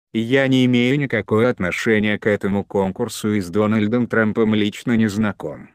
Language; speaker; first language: Russian; non-native, local second language; Chechen